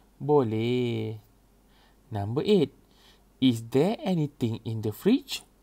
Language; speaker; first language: English; non-native, local second language; Malay